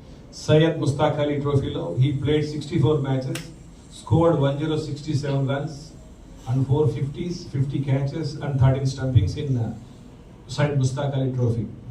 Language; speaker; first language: English; non-native, local second language; Telugu